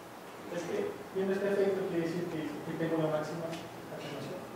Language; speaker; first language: Spanish; native; Spanish